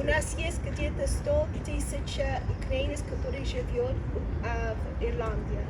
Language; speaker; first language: Russian; non-native, learner; English